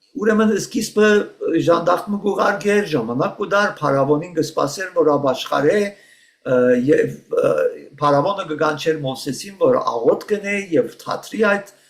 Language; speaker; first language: Armenian; early bilingual, heritage; Armenian